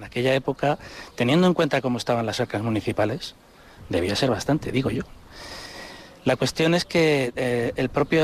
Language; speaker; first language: Spanish; native; Spanish